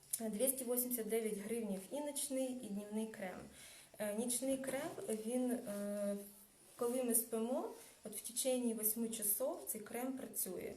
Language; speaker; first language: Ukrainian; non-native, local second language; Russian